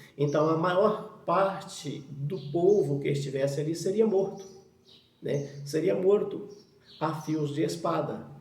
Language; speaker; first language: Portuguese; native; Portuguese